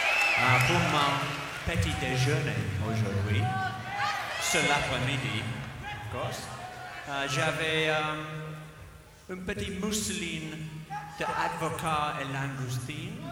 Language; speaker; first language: French; non-native, learner; English